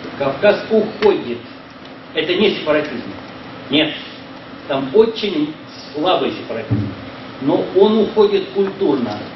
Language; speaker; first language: Russian; native; Russian